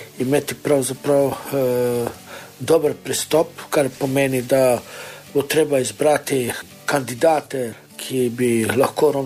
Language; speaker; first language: Slovenian; non-native, local second language; Romany